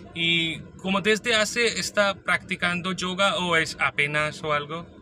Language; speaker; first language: Spanish; non-native, learner; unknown